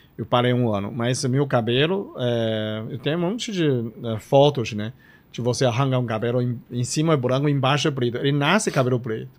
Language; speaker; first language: Portuguese; non-native, fluent; Chinese